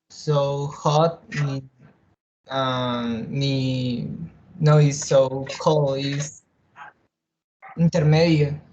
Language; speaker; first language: English; non-native, learner; Spanish